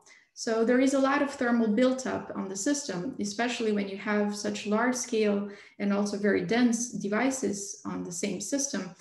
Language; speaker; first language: English; non-native, fluent; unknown